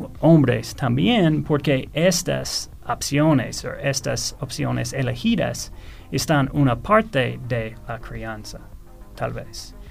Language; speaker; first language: Spanish; non-native, fluent; English